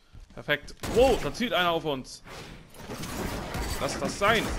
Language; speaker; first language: German; native; German